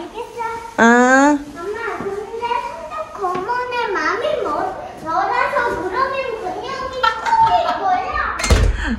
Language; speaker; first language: Korean; early bilingual, heritage; Korean